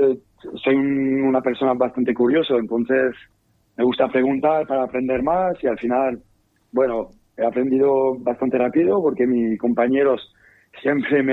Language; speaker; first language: Spanish; non-native, fluent; French